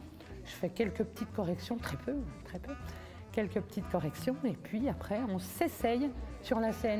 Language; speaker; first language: French; native; French